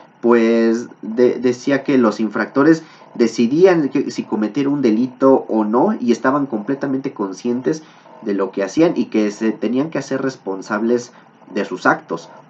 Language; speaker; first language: Spanish; native; Spanish